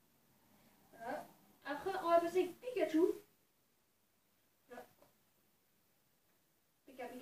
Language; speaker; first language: French; native; French